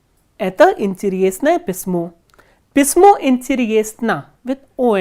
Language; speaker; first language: Russian; non-native, fluent; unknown